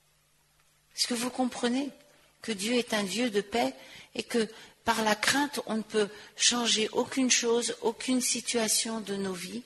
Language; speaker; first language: French; native; French